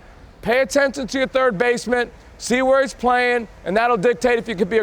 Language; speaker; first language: English; native; English